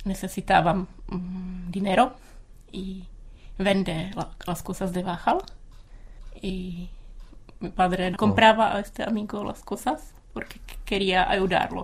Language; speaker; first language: Spanish; non-native, learner; Czech